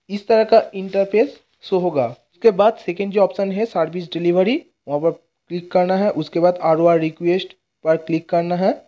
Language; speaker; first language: Hindi; non-native, local second language; Bangla